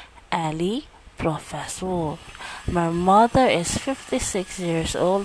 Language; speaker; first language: French; non-native, learner; Filipino